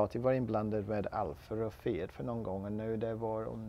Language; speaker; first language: Swedish; non-native, learner; English